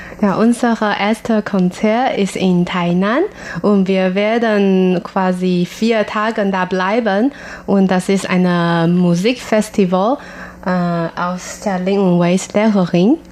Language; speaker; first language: German; non-native, learner; Chinese